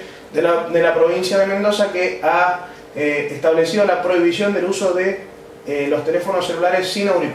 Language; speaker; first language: Spanish; native; Spanish